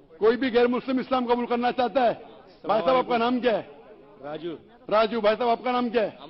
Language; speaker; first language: Hindi; non-native, local second language; Konkani